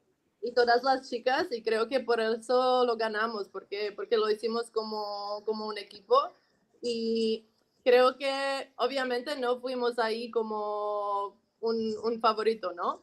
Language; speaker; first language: Spanish; non-native, fluent; Czech